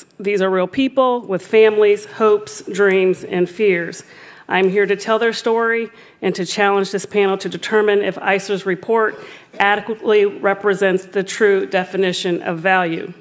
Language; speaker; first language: English; native; English